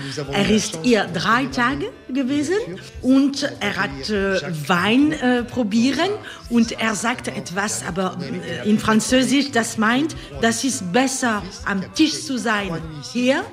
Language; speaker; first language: German; non-native, learner; French